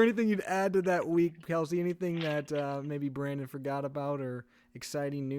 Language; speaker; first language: English; native; English